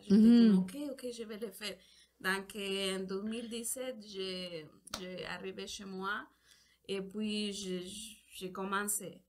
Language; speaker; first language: French; non-native, learner; Spanish